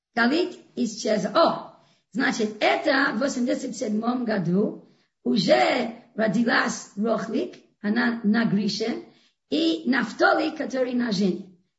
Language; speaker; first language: Russian; non-native, fluent; English